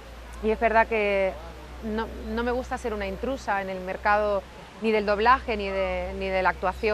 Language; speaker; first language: Spanish; native; Spanish